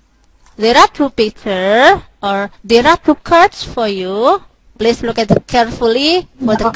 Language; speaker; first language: English; non-native, local second language; Indonesian